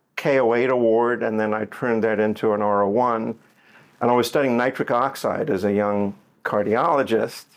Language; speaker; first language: English; native; English